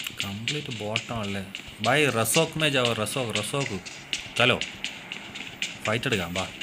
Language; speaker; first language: Malayalam; native; Malayalam